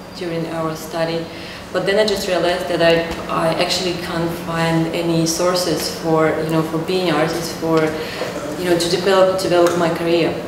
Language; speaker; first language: English; non-native, fluent; Russian